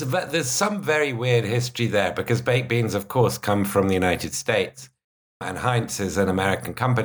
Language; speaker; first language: English; native; English